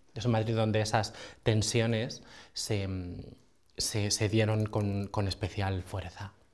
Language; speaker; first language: Spanish; native; Spanish